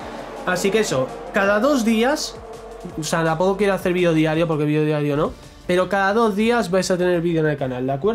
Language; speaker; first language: Spanish; native; Spanish